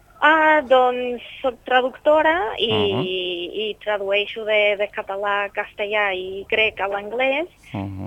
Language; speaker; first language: Catalan; non-native, fluent; English